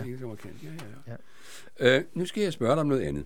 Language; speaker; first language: Danish; native; Danish